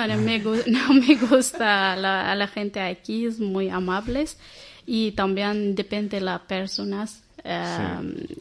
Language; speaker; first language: Spanish; non-native, learner; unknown